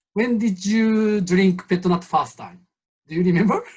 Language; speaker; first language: English; non-native, learner; Japanese